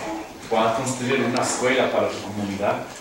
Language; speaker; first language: Spanish; non-native, fluent; English